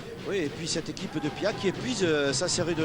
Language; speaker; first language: French; native; French